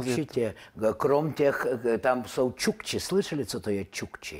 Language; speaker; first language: Czech; non-native, learner; Russian